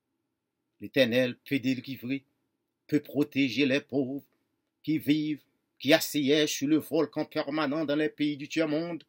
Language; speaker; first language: French; non-native, local second language; Haitian Creole